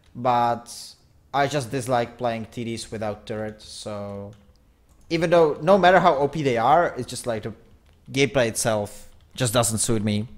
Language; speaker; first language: English; non-native, fluent; Czech